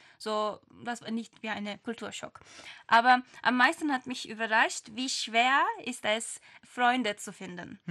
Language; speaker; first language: German; non-native, fluent; Turkish